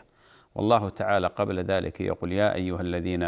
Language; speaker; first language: Arabic; native; Arabic